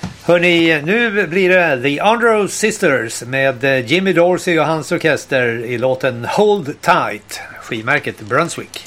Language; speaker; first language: Swedish; native; Swedish